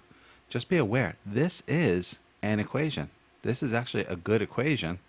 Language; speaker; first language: English; native; English